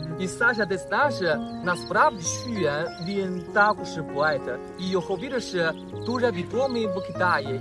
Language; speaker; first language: Ukrainian; non-native, fluent; Chinese